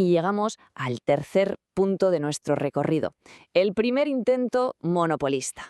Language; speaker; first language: Spanish; native; Spanish